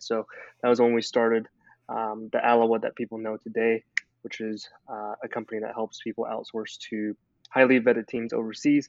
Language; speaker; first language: English; native; English